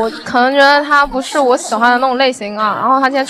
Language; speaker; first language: Chinese; native; Chinese